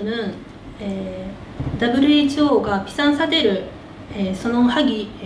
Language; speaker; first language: Korean; early bilingual, heritage; Korean